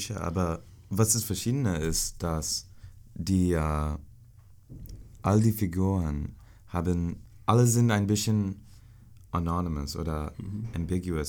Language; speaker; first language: German; non-native, learner; English